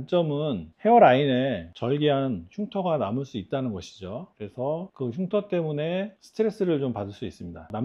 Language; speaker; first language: Korean; native; Korean